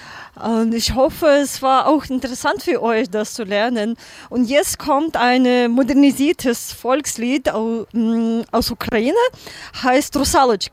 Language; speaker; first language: German; non-native, learner; Ukrainian